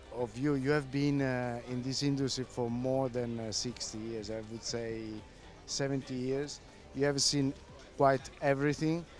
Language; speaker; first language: English; non-native, fluent; Italian